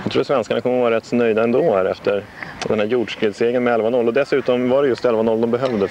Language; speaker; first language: Swedish; native; Swedish